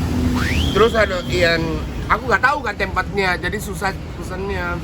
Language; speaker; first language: Indonesian; non-native, fluent; Japanese